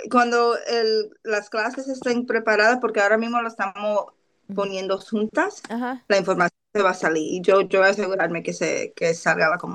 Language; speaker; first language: Spanish; early bilingual, other home language; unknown